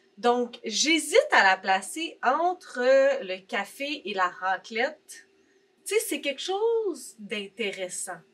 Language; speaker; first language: French; native; French